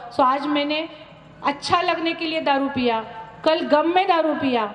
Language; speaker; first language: Hindi; non-native, local second language; Marathi